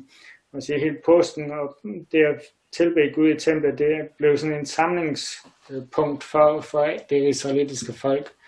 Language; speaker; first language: Danish; native; Danish